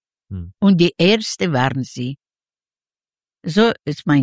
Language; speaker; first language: German; non-native, learner; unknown